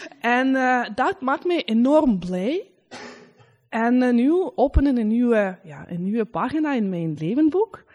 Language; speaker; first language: Dutch; non-native, learner; Russian